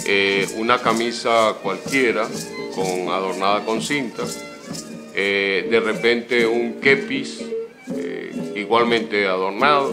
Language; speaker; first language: Spanish; native; Spanish